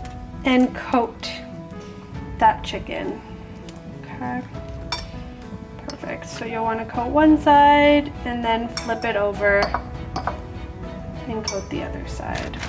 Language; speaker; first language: English; native; English